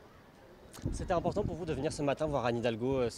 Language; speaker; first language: French; native; French